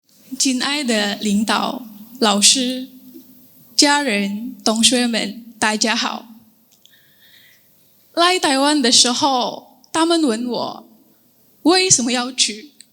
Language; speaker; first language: Chinese; non-native, learner; Indonesian